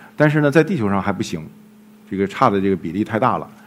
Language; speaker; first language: Chinese; native; Chinese